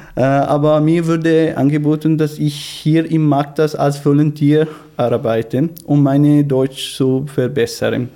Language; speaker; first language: German; non-native, learner; Arabic